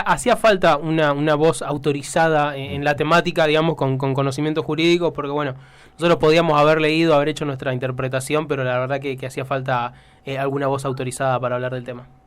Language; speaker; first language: Spanish; native; Spanish